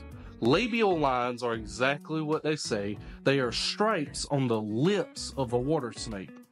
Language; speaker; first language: English; native; English